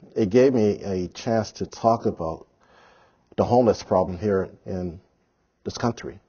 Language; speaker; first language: English; native; English